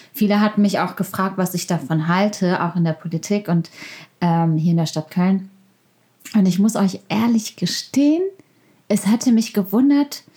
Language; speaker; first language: German; early bilingual, other home language; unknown